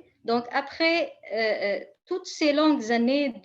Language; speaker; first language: French; non-native, fluent; Kurdish